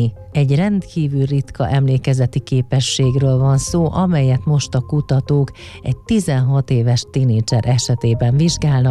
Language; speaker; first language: Hungarian; native; Hungarian